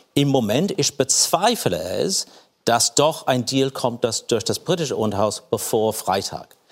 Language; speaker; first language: German; non-native, fluent; English